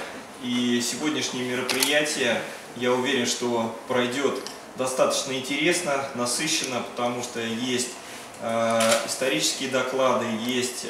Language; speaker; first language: Russian; native; Russian